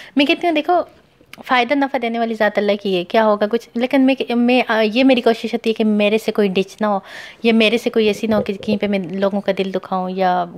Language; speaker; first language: Urdu; non-native, local second language; Pashto